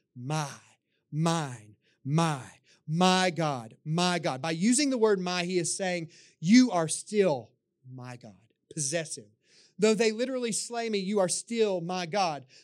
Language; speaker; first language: English; native; English